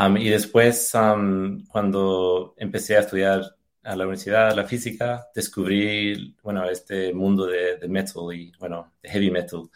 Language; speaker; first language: Spanish; early bilingual, heritage; English